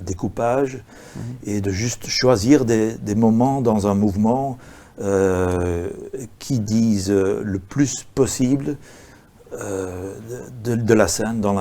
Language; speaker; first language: French; non-native, local second language; Dutch